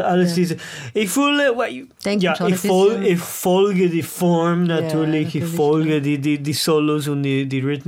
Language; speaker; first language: German; non-native, learner; English